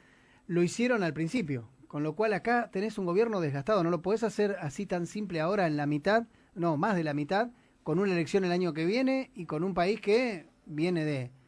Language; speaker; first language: Spanish; native; Spanish